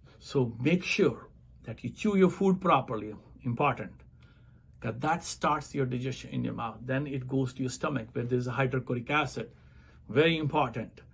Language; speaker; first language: English; non-native, local second language; Punjabi